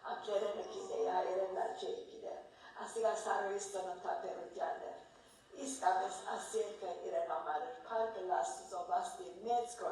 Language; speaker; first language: Armenian; early bilingual, heritage; Armenian